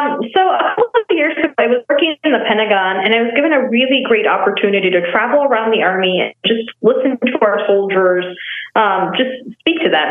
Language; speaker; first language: English; non-native, local second language; Nepali